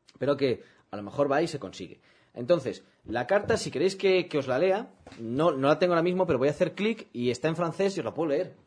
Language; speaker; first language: Spanish; native; Spanish